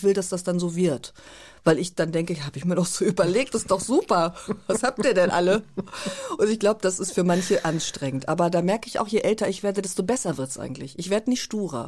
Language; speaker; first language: German; early bilingual, other home language; Turkish